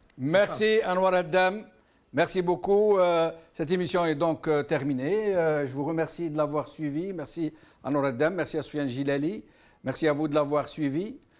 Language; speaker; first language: French; non-native, local second language; Arabic